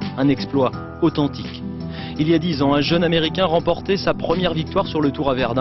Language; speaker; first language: French; native; French